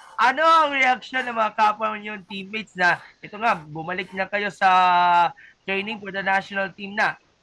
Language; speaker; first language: Filipino; native; Filipino